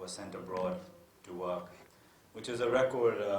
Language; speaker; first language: English; non-native, local second language; Urdu